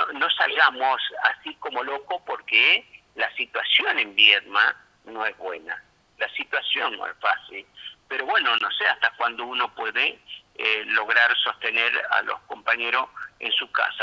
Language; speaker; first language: Spanish; native; Spanish